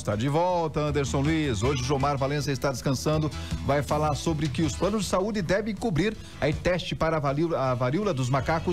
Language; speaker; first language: Portuguese; native; Portuguese